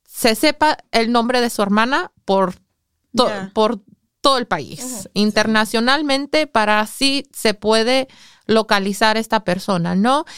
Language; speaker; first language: Spanish; early bilingual, heritage; English